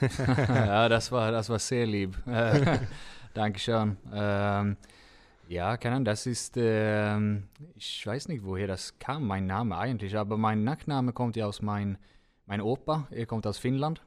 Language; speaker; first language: German; non-native, fluent; Swedish